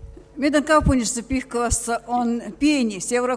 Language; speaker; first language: Finnish; non-native, fluent; Russian